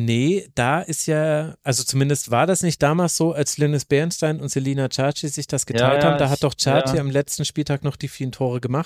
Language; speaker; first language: German; native; German